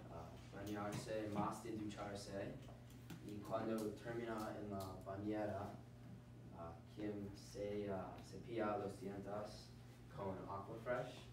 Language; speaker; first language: Spanish; non-native, learner; English